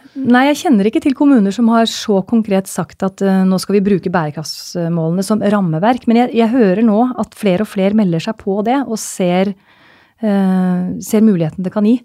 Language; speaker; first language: Norwegian; native; Norwegian